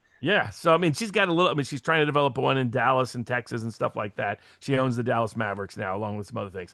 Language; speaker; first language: English; native; English